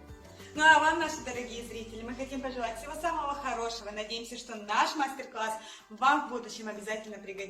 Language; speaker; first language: Russian; native; Russian